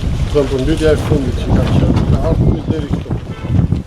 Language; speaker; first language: Albanian; native; Albanian